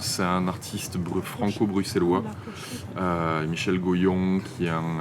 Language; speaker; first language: French; native; French